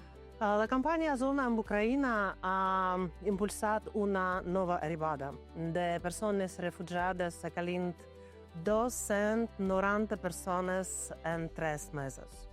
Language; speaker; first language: Catalan; non-native, learner; Ukrainian